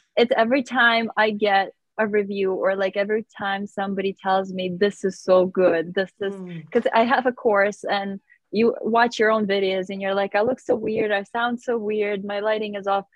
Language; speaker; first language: English; non-native, fluent; Russian